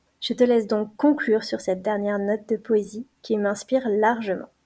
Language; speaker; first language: French; native; French